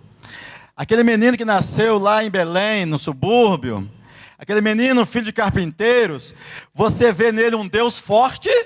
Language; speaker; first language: Portuguese; native; Portuguese